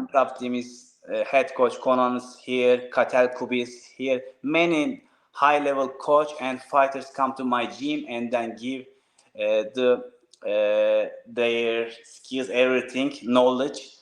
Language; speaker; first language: English; non-native, learner; Turkish